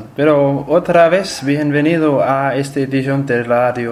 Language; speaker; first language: Spanish; non-native, learner; Danish